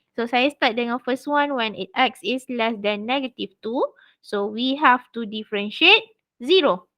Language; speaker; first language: English; non-native, local second language; Malay